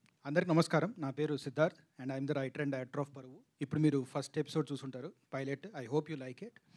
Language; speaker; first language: Telugu; native; Telugu